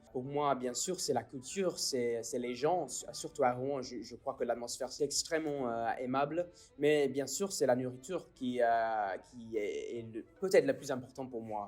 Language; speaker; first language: French; non-native, fluent; English